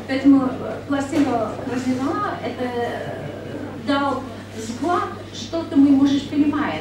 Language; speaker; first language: Russian; non-native, learner; English